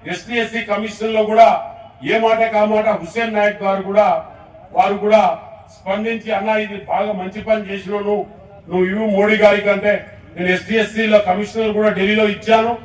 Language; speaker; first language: Telugu; non-native, local second language; Lambadi